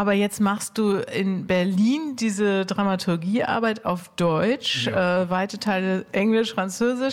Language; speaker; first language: German; native; German